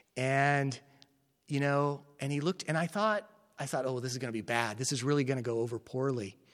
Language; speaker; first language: English; native; English